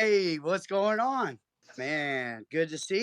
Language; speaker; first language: English; native; English